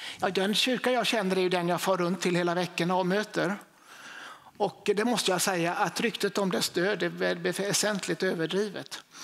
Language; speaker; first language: Swedish; native; Swedish